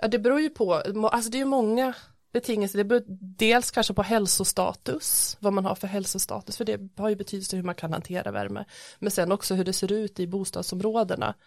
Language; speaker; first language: Swedish; native; Swedish